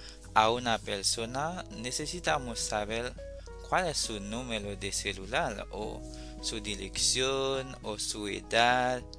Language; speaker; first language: Spanish; non-native, fluent; Haitian Creole